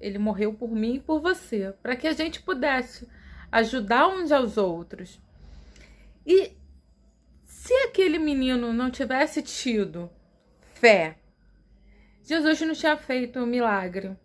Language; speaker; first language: Portuguese; native; Portuguese